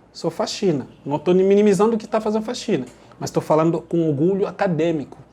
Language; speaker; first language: Portuguese; non-native, learner; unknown